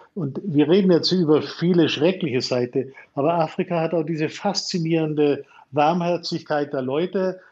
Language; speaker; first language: German; native; German